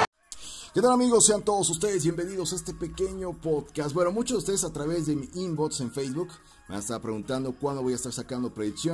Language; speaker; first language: Spanish; native; Spanish